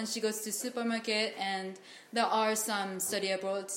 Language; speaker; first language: English; non-native, fluent; Japanese